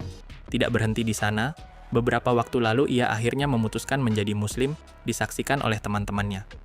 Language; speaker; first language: Indonesian; native; Indonesian